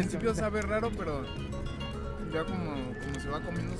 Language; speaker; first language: Spanish; native; Spanish